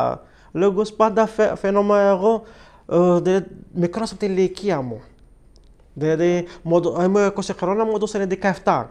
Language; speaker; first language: Greek; non-native, fluent; Arabic